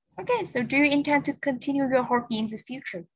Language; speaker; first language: English; non-native, fluent; Vietnamese